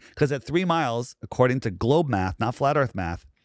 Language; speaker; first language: English; native; English